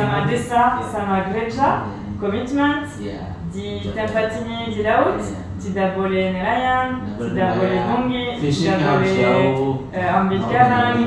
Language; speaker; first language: Indonesian; non-native, learner; French